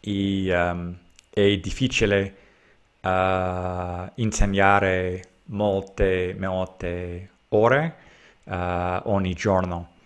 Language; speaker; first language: Italian; non-native, learner; English